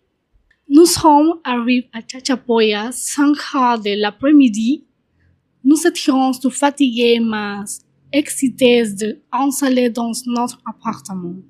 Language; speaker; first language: French; non-native, learner; Spanish